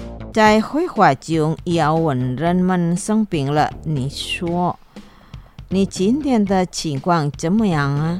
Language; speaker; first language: Chinese; non-native, learner; Indonesian